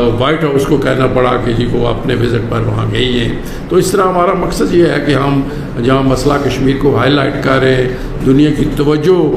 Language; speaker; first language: Urdu; non-native, local second language; Pahari-Potwari